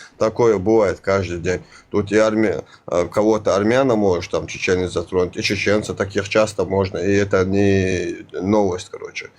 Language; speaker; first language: Russian; non-native, local second language; Chechen